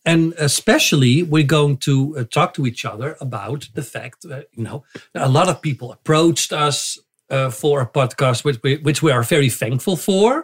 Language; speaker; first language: English; non-native, fluent; Dutch